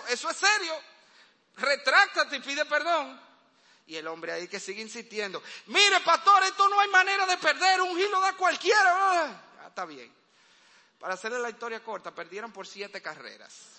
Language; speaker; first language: Spanish; native; Spanish